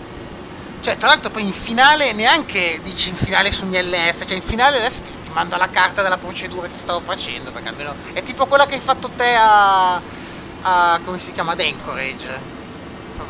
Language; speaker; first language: Italian; native; Italian